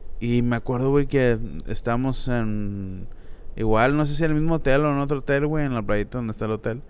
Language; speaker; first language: Spanish; native; Spanish